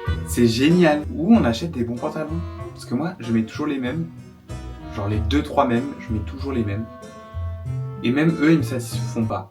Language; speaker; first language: French; native; French